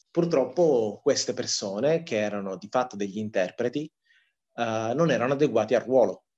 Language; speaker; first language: Italian; early bilingual, other home language; Tigrinya